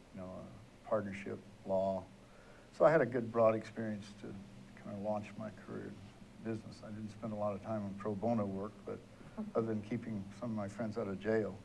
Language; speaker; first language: English; native; English